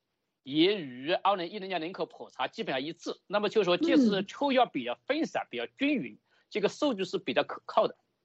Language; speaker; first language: Chinese; native; Chinese